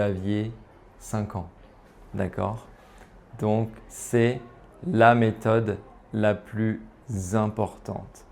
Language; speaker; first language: French; native; French